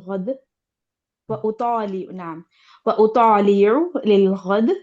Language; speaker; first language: Arabic; non-native, learner; Urdu